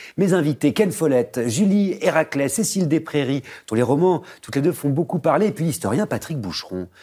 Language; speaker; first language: French; native; French